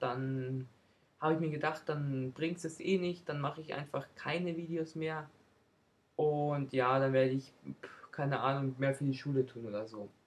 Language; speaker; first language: German; native; German